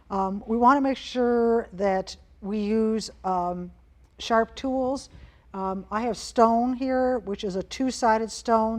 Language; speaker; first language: English; native; English